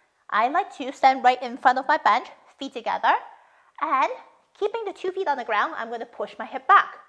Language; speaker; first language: English; non-native, fluent; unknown